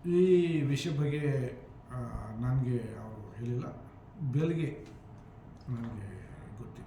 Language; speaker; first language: Kannada; non-native, fluent; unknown